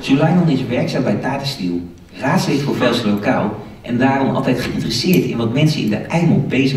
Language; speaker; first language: Dutch; native; Dutch